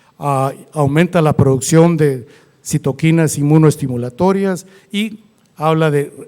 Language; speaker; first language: Spanish; native; Spanish